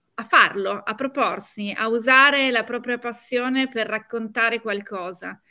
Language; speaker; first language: Italian; native; Italian